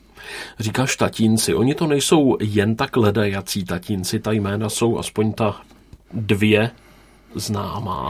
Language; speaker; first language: Czech; native; Czech